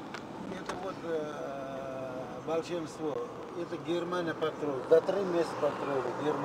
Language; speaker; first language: Russian; non-native, local second language; Uzbek